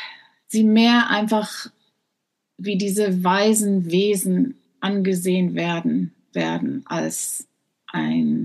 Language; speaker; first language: German; non-native, fluent; English